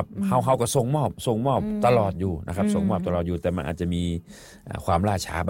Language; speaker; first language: Thai; non-native, local second language; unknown